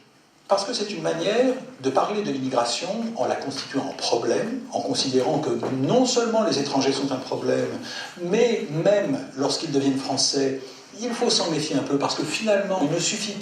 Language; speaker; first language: French; native; French